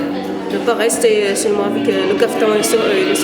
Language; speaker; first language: French; non-native, learner; Arabic